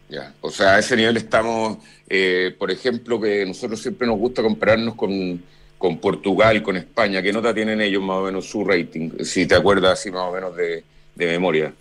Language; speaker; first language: Spanish; native; Spanish